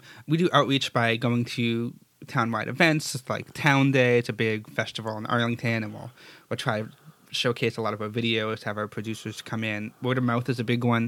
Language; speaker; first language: English; native; English